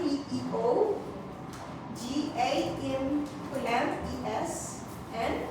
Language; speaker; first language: English; non-native, fluent; Indonesian